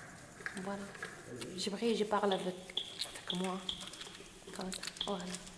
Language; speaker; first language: French; non-native, learner; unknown